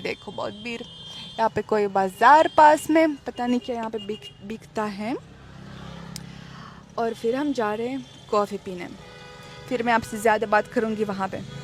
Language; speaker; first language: Hindi; non-native, learner; Russian